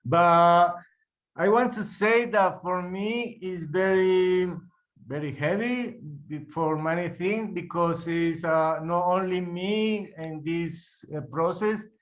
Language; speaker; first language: English; non-native, learner; Spanish